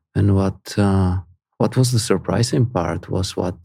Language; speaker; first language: English; non-native, fluent; Spanish